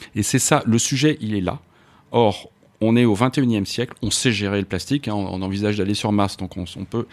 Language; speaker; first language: French; native; French